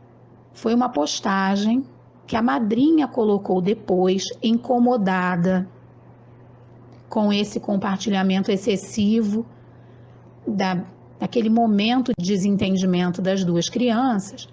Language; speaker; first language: Portuguese; native; Portuguese